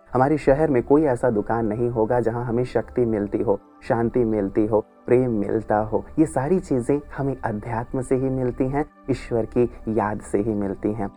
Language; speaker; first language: Hindi; native; Hindi